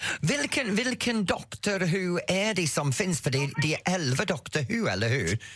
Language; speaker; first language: Swedish; non-native, fluent; English